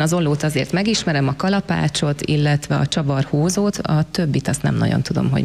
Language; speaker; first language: Hungarian; native; Hungarian